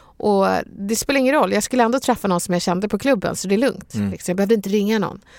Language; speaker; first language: Swedish; early bilingual, other home language; Bangla